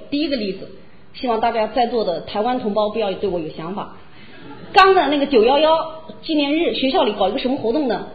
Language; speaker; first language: Chinese; native; Chinese